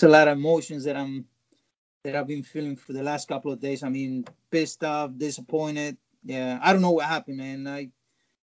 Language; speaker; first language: English; non-native, fluent; Spanish